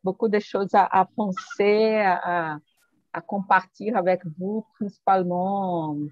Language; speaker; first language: French; non-native, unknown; Portuguese